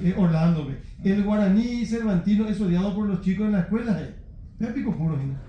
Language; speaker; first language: Spanish; native; Spanish